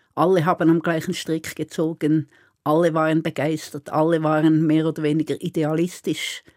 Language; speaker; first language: German; native; German